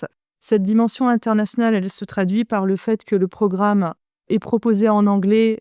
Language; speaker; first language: French; native; French